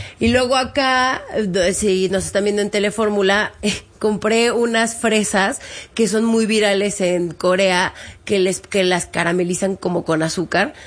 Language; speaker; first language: Spanish; native; Spanish